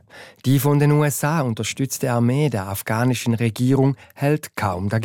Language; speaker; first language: German; native; German